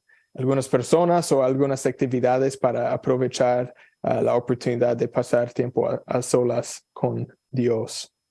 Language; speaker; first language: Spanish; non-native, fluent; English